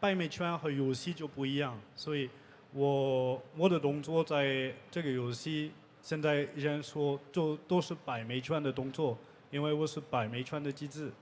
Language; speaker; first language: Chinese; non-native, learner; French